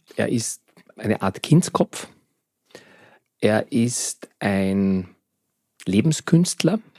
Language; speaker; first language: German; native; German